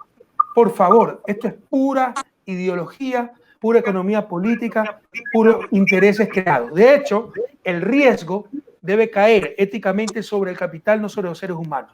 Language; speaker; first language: Spanish; native; Spanish